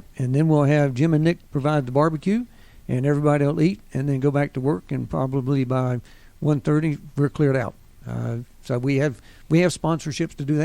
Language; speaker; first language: English; native; English